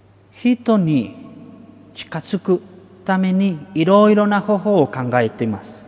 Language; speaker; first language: Japanese; non-native, fluent; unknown